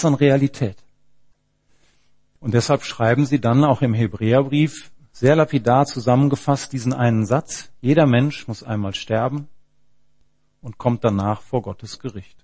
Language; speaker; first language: German; native; German